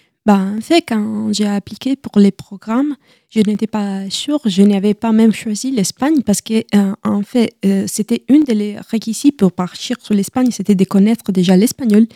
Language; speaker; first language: French; non-native, learner; Italian